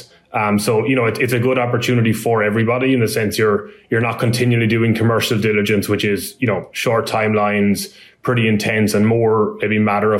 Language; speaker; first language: English; native; English